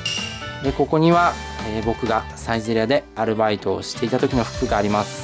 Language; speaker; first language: Japanese; native; Japanese